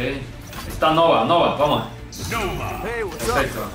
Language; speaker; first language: Spanish; native; Spanish